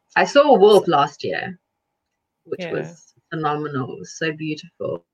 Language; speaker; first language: English; early bilingual, other home language; Lithuanian